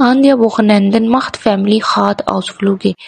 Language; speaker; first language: German; non-native, learner; Urdu